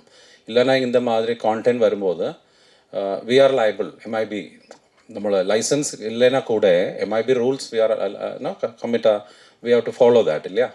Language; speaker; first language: Tamil; non-native, fluent; Malayalam